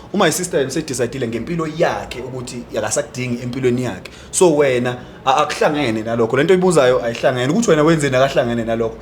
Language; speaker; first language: Zulu; native; Zulu